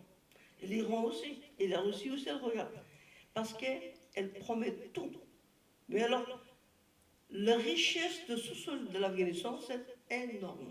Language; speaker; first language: French; non-native, fluent; Persian